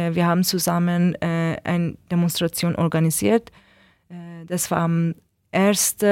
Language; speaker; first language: German; non-native, learner; Persian